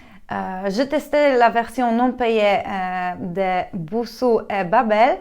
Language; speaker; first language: French; non-native, fluent; Polish